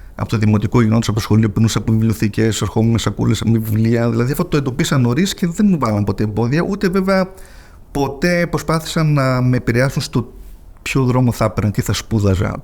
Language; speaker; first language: Greek; early bilingual, heritage; Greek